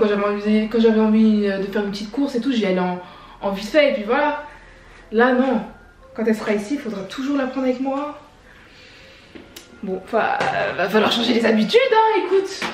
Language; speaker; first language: French; native; French